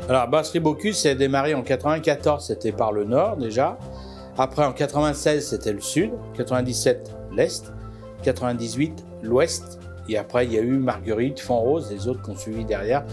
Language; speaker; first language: French; native; French